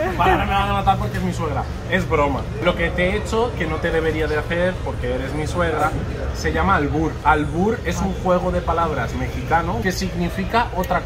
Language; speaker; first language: Spanish; native; Spanish